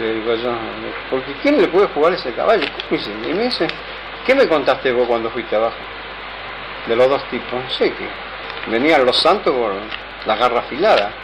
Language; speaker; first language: Spanish; native; Spanish